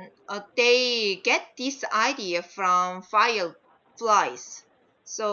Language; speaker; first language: English; non-native, fluent; Korean